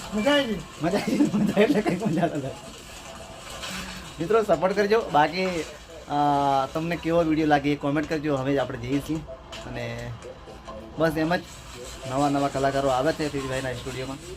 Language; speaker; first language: Gujarati; native; Gujarati